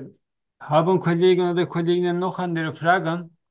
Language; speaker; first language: German; non-native, learner; Turkish